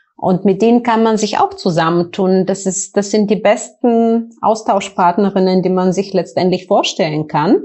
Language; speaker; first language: German; non-native, fluent; Bulgarian